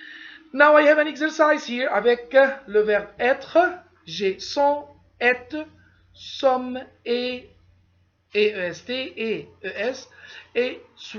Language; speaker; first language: French; non-native, fluent; Arabic